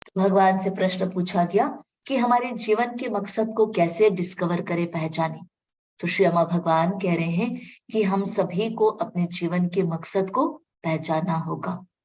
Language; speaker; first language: Hindi; non-native, local second language; Marathi